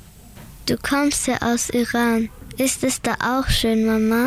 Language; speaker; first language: German; early bilingual, other home language; Persian